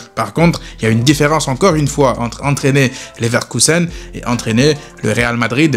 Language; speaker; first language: French; native; French